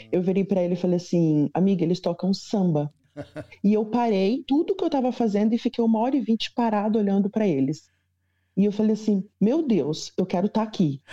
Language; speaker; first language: Portuguese; native; Portuguese